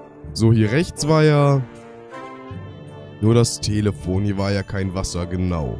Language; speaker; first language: German; native; German